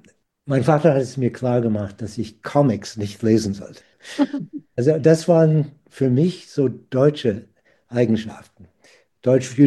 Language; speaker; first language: German; non-native, fluent; English